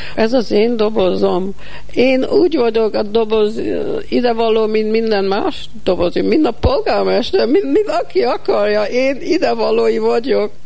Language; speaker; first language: Hungarian; early bilingual, heritage; Hungarian